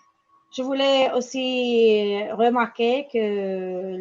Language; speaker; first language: French; non-native, learner; Spanish